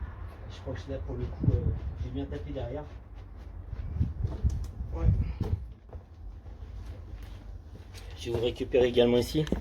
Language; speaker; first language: French; native; French